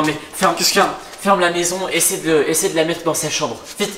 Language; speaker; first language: French; native; French